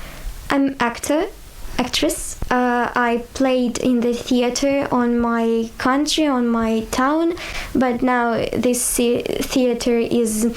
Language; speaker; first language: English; non-native, learner; Ukrainian